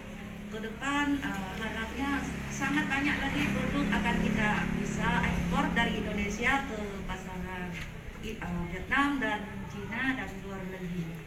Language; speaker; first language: Indonesian; non-native, fluent; Vietnamese